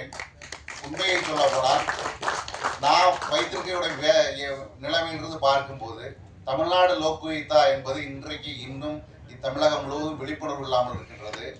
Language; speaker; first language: Tamil; native; Tamil